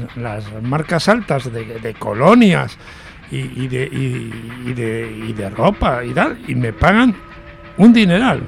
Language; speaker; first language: Spanish; native; Spanish